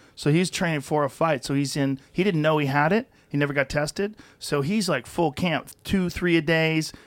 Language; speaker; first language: English; native; English